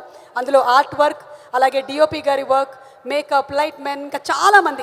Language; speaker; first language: Telugu; native; Telugu